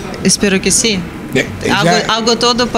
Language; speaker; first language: Spanish; non-native, learner; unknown